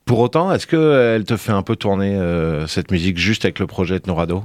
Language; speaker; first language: French; native; French